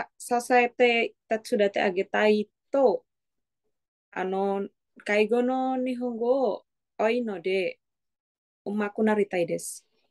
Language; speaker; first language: Japanese; non-native, learner; Indonesian